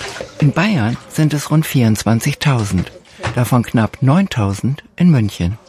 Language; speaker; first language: German; native; German